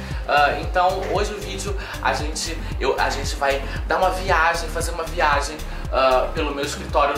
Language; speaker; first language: Portuguese; native; Portuguese